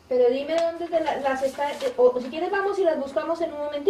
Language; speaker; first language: Spanish; non-native, fluent; French